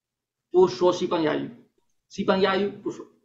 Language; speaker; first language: Chinese; non-native, fluent; Spanish